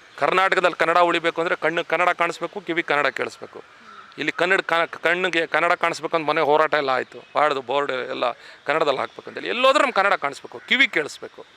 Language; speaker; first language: Kannada; native; Kannada